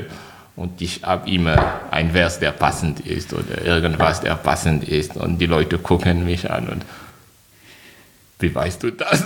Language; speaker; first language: German; non-native, fluent; French